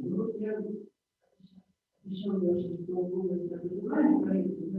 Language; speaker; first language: Russian; native; Russian